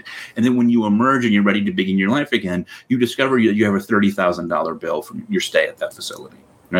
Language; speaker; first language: English; native; English